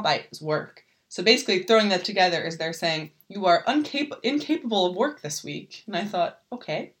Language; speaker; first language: English; native; English